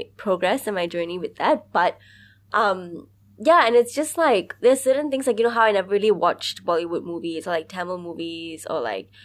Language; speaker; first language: English; early bilingual, other home language; Hindi